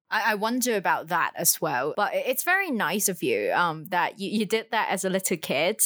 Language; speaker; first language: English; non-native, local second language; Cantonese